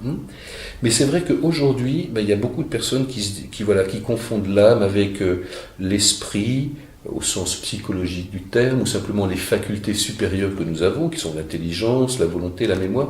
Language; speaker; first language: French; native; French